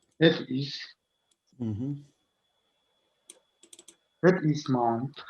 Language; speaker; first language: Dutch; non-native, learner; Turkish